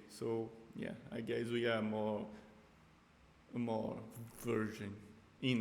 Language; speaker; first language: English; non-native, fluent; Portuguese